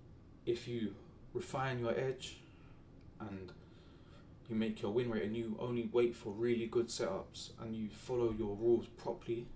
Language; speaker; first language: English; native; English